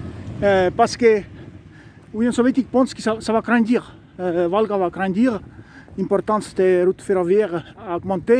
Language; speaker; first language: French; non-native, learner; Estonian